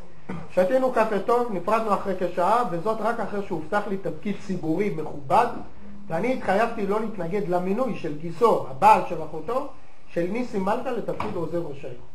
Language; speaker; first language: Hebrew; native; Hebrew